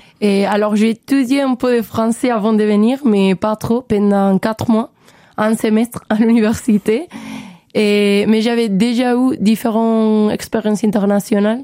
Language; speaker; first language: French; non-native, learner; Spanish